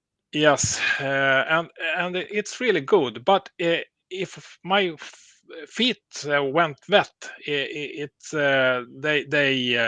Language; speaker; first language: English; non-native, learner; Swedish